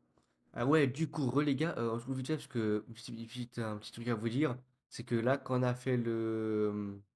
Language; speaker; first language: French; native; French